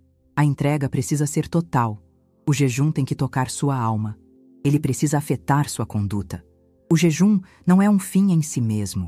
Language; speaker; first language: Portuguese; native; Portuguese